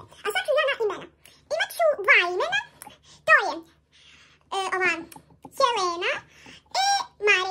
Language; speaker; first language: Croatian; non-native, fluent; Russian